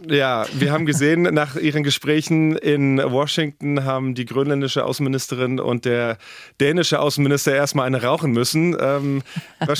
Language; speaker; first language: German; native; German